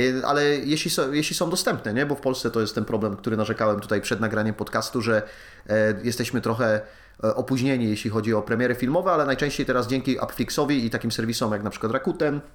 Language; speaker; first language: Polish; native; Polish